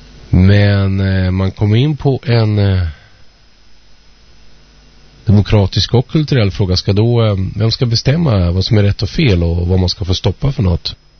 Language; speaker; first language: Swedish; native; Swedish